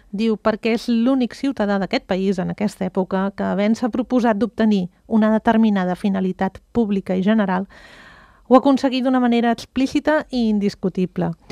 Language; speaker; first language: Catalan; native; Catalan